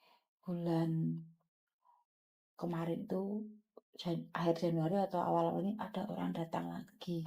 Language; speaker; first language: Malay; non-native, local second language; Javanese